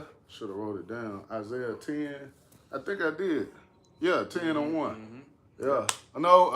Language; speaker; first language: English; native; English